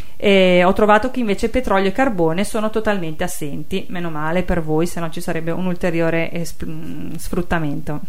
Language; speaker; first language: Italian; native; Italian